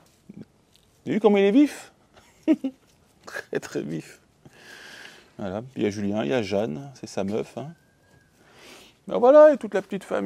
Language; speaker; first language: French; native; French